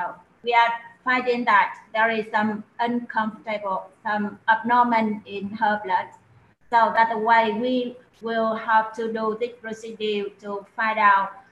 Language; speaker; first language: English; non-native, learner; Vietnamese